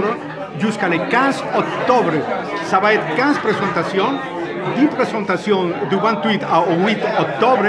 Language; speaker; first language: French; non-native, fluent; Spanish